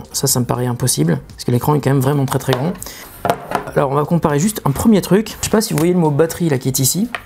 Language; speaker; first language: French; native; French